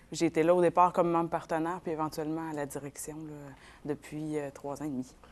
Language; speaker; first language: French; non-native, local second language; Innu-aimun